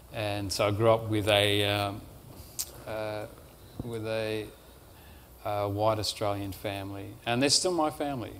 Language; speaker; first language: English; native; English